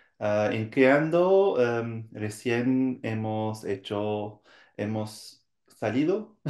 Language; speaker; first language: Spanish; non-native, fluent; French